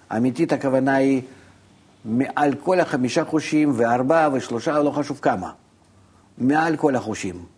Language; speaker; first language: Hebrew; non-native, fluent; Russian